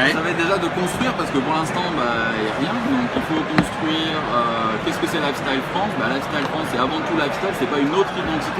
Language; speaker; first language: French; native; French